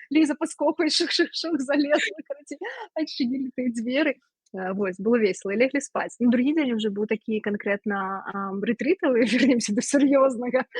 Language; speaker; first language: Belarusian; non-native, local second language; Russian